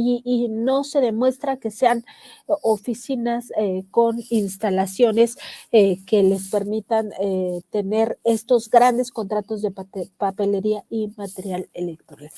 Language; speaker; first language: Spanish; native; Spanish